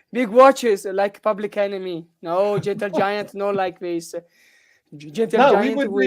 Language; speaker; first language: English; non-native, learner; Italian